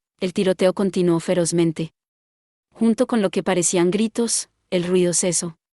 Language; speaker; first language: Spanish; native; Spanish